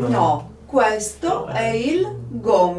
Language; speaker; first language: Italian; non-native, fluent; Polish